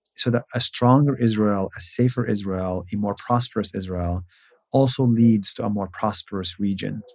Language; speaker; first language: English; non-native, fluent; Hebrew